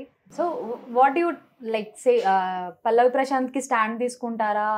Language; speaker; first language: Telugu; native; Telugu